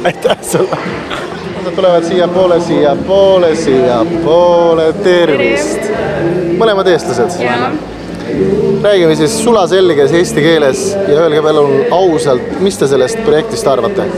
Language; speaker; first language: Estonian; native; Estonian